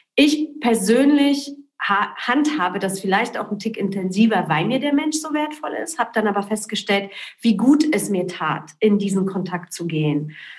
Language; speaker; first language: German; early bilingual, other home language; Polish